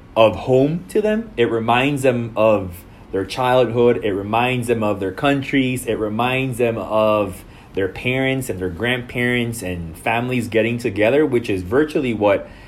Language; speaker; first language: English; non-native, fluent; Spanish